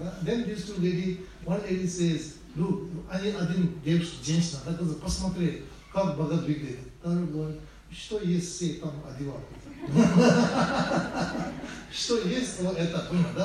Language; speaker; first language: Russian; non-native, fluent; Tibetan